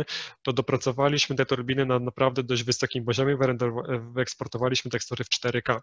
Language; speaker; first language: Polish; native; Polish